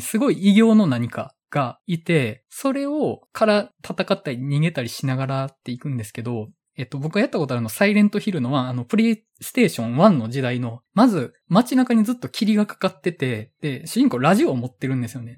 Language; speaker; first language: Japanese; native; Japanese